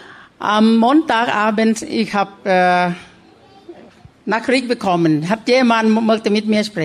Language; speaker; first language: German; non-native, learner; Thai